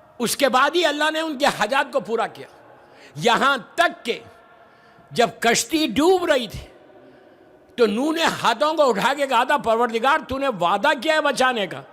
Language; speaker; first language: Urdu; native; Urdu